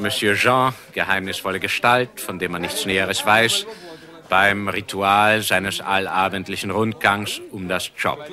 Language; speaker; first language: German; native; German